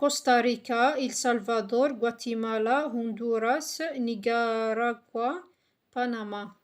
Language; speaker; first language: Spanish; non-native, fluent; French